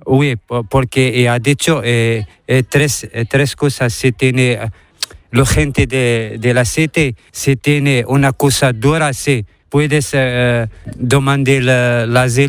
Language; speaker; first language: Spanish; non-native, learner; Arabic